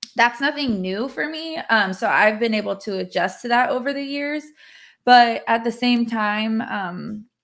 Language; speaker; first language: English; native; English